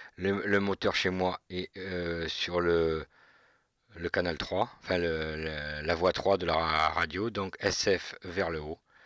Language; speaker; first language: French; native; French